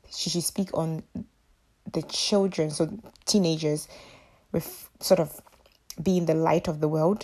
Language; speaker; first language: English; non-native, local second language; Akan